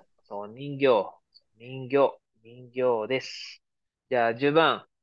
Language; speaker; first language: Japanese; non-native, fluent; Filipino